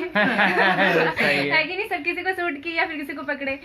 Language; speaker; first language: Hindi; native; Hindi